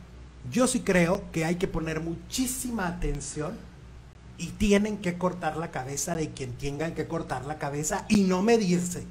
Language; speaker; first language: Spanish; native; Spanish